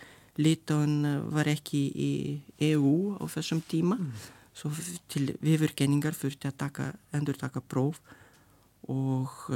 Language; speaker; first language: Icelandic; non-native, fluent; Lithuanian